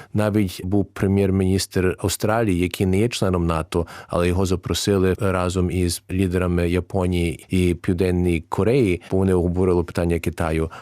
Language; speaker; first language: Ukrainian; early bilingual, heritage; Ukrainian